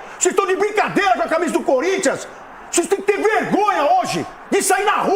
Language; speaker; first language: Portuguese; native; Portuguese